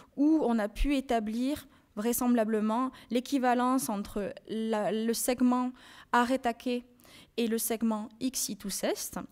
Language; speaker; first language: French; native; French